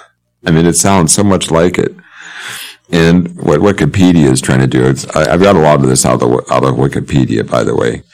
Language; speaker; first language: English; native; English